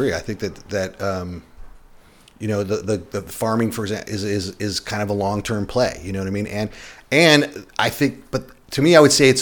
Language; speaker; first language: English; native; English